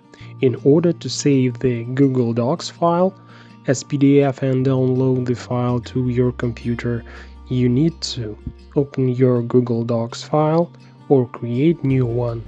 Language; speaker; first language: English; non-native, fluent; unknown